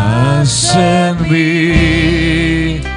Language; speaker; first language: Spanish; native; Spanish